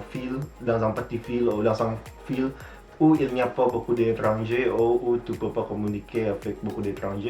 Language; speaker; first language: French; non-native, fluent; Indonesian